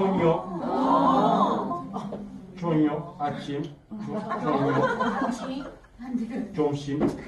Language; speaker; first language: Korean; non-native, learner; Turkish